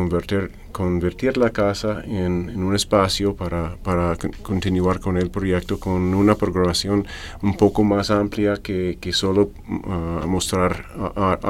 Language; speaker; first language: Spanish; non-native, fluent; English